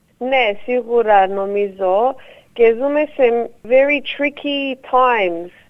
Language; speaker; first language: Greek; early bilingual, heritage; Greek